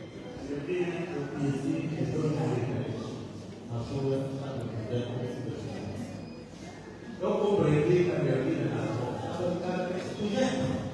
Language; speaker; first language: Portuguese; non-native, learner; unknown